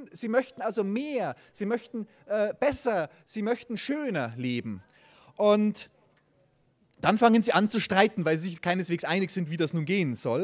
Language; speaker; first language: German; native; German